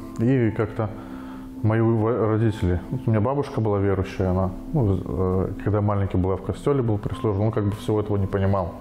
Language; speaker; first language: Russian; native; Russian